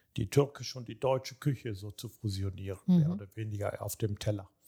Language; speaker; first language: German; early bilingual, other home language; Turkish